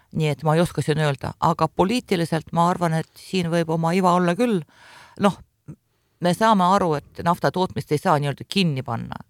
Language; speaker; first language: Estonian; non-native, local second language; Russian